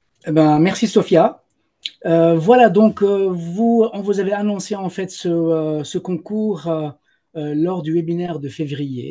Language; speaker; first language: French; native; French